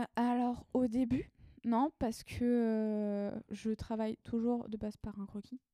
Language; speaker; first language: French; native; French